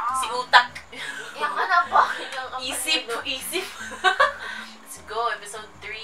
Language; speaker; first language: English; non-native, local second language; Cebuano